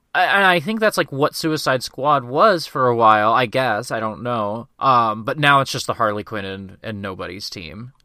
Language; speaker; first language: English; native; English